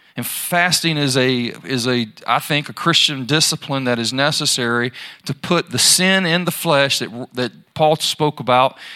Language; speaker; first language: English; native; English